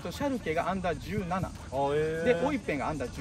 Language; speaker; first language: Japanese; native; Japanese